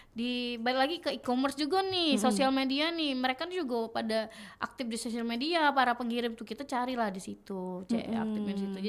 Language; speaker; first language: Indonesian; native; Indonesian